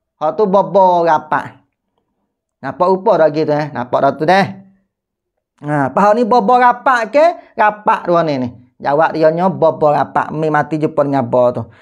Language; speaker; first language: Malay; native; Malay